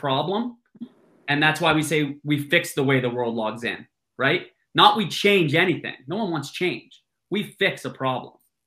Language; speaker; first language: English; native; English